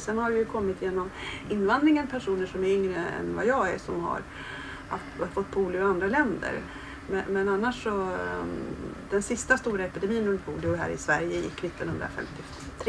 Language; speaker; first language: Swedish; native; Swedish